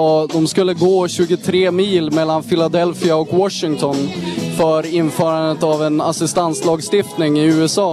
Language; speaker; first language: Swedish; native; Swedish